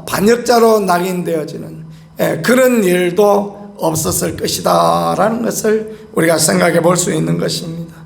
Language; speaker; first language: Korean; native; Korean